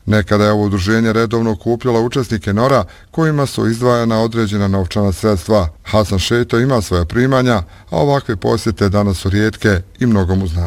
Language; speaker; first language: Bosnian; native; Bosnian